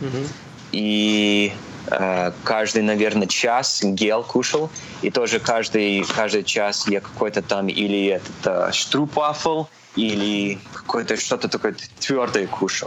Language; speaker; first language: Russian; early bilingual, heritage; Russian